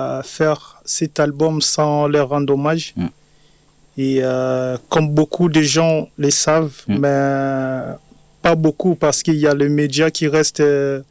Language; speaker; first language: French; non-native, local second language; Lingala